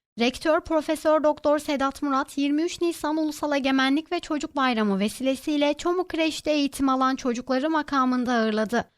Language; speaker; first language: Turkish; native; Turkish